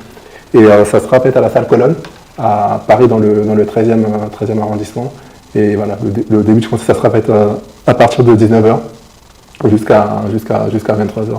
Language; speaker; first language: French; native; French